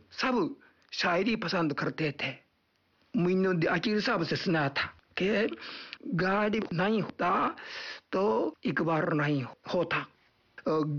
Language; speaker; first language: Urdu; non-native, fluent; Japanese